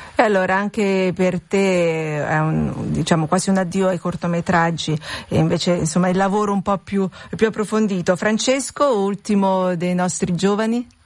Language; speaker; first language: Italian; native; Italian